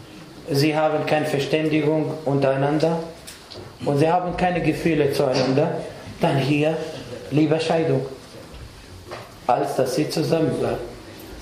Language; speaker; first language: German; non-native, fluent; Arabic